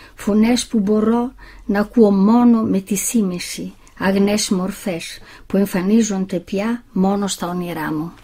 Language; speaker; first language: Greek; non-native, fluent; Italian